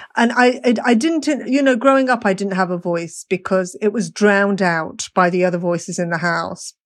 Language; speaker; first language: English; native; English